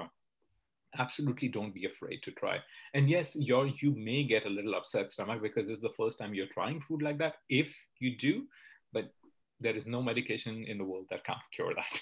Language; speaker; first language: English; non-native, local second language; Hindi